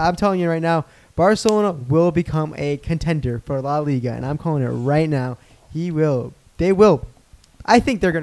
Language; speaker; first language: English; native; English